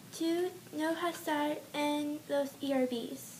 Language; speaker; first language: Spanish; non-native, learner; English